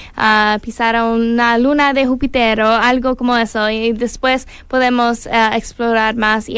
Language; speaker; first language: Spanish; non-native, learner; English